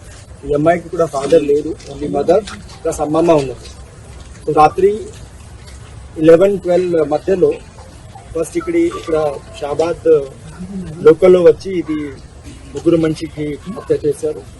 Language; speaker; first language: Telugu; non-native, local second language; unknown